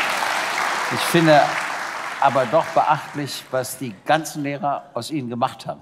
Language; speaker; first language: German; native; German